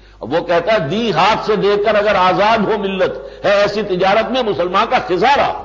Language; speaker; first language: Urdu; native; Urdu